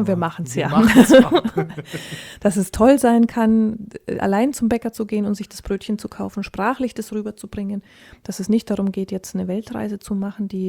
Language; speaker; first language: German; native; German